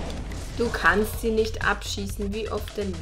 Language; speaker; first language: German; native; German